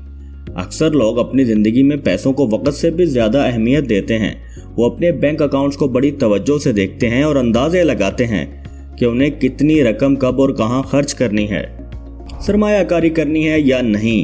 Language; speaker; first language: Urdu; native; Urdu